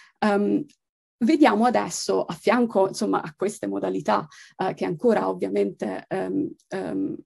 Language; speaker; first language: Italian; native; Italian